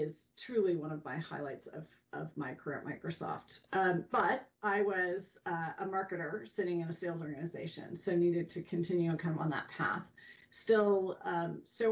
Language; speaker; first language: English; native; English